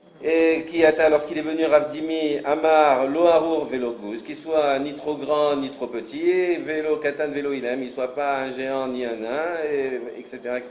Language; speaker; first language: French; native; French